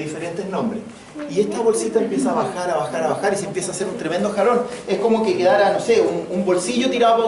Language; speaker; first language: Spanish; native; Spanish